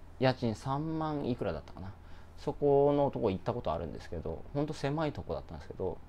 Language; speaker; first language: Japanese; native; Japanese